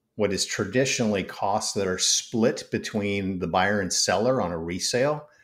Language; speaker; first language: English; native; English